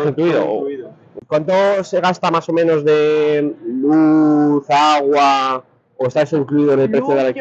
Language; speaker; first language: Spanish; native; Spanish